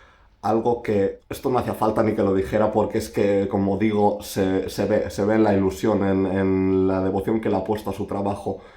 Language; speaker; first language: Spanish; native; Spanish